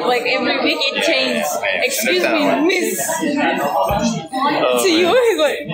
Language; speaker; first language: English; non-native, fluent; Turkish